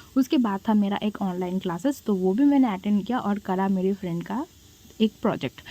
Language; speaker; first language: Hindi; non-native, local second language; Bangla